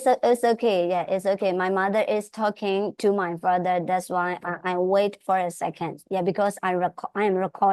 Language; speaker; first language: English; non-native, fluent; Burmese